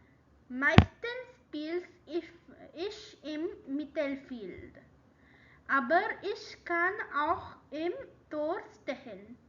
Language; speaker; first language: German; non-native, learner; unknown